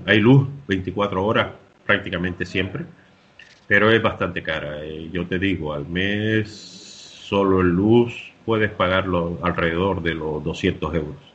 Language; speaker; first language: Spanish; native; Spanish